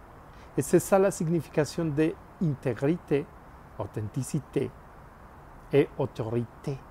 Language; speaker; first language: French; non-native, learner; Spanish